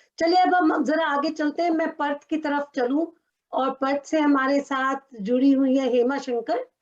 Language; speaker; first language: Hindi; native; Hindi